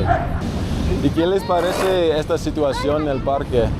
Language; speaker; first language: Spanish; non-native, fluent; English